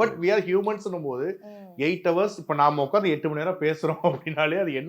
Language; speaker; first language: Tamil; native; Tamil